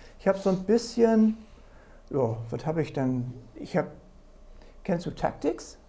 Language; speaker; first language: German; native; German